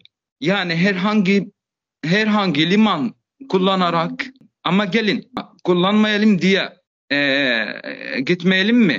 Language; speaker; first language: Turkish; non-native, fluent; Arabic